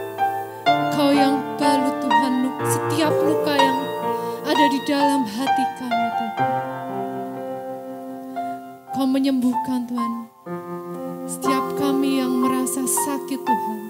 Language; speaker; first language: Indonesian; native; Indonesian